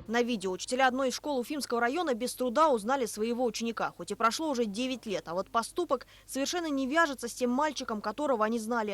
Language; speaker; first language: Russian; native; Russian